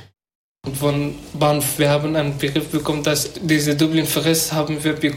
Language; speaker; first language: German; non-native, learner; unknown